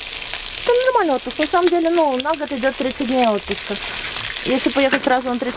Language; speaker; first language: Russian; native; Russian